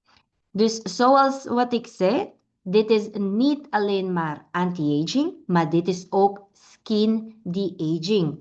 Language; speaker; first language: Dutch; non-native, learner; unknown